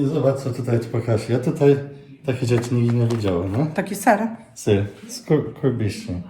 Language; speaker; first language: Polish; non-native, learner; Portuguese